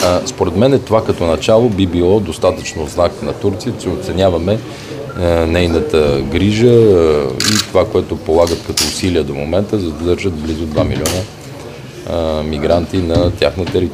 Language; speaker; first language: Bulgarian; native; Bulgarian